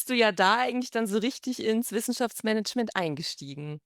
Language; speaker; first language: German; native; German